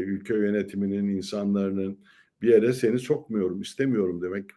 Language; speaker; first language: Turkish; native; Turkish